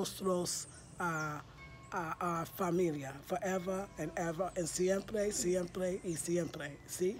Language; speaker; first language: Spanish; non-native, learner; English